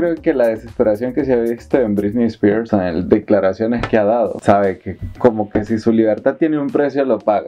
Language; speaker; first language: Spanish; native; Spanish